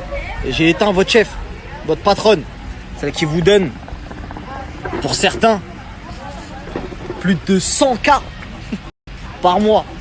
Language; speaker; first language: French; native; French